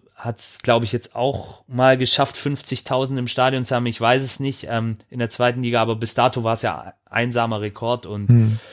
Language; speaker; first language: German; native; German